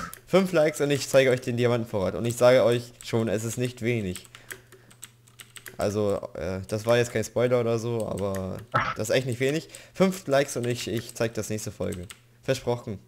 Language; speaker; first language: German; native; German